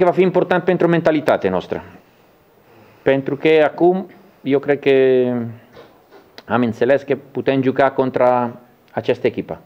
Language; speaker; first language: Romanian; non-native, learner; Italian